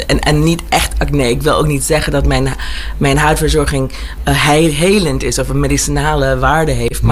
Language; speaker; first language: Dutch; early bilingual, heritage; Dutch